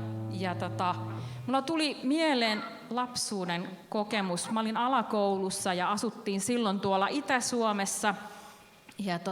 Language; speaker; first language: Finnish; native; Finnish